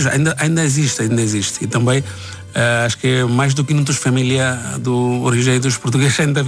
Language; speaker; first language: Portuguese; non-native, learner; Bangla